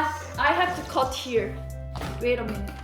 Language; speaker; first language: English; non-native, learner; Korean